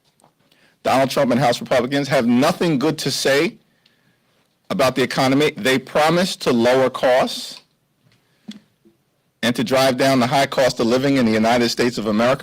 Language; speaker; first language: English; native; English